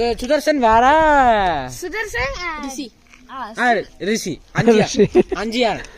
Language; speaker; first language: Malayalam; non-native, local second language; Tamil